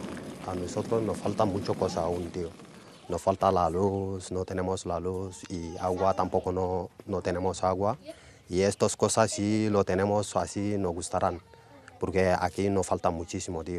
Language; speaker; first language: Spanish; non-native, fluent; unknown